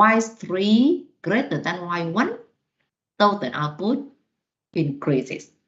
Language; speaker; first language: English; non-native, fluent; Vietnamese